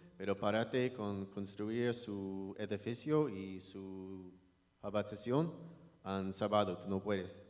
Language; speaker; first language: Spanish; non-native, learner; English